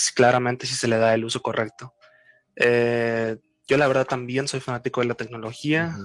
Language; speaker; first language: Spanish; native; Spanish